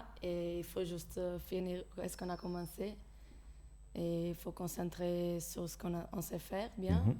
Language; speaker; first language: French; non-native, fluent; Portuguese